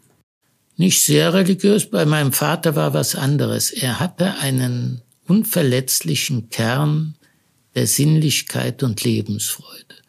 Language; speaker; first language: German; early bilingual, other home language; Hebrew